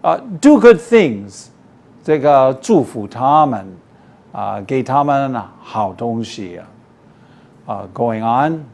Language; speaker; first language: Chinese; non-native, fluent; English